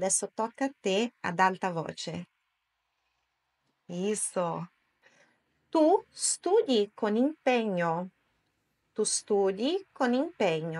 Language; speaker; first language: Italian; non-native, fluent; Portuguese